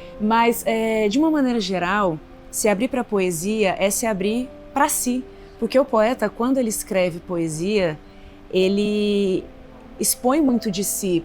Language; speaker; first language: Portuguese; native; Portuguese